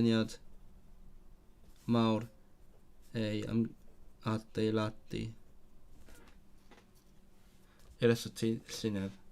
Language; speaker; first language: Welsh; non-native, learner; Cantonese